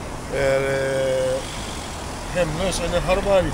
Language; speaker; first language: Swedish; native; Swedish